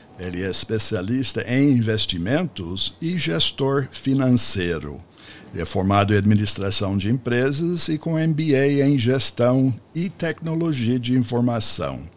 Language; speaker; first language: Portuguese; non-native, fluent; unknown